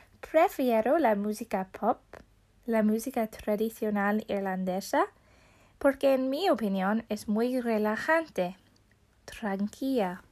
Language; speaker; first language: Spanish; non-native, fluent; English